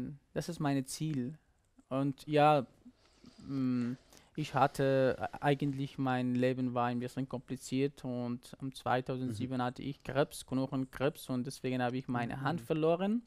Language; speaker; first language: German; non-native, learner; Persian